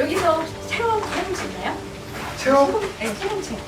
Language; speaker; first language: Korean; native; Korean